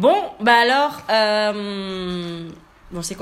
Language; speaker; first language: French; non-native, learner; Indonesian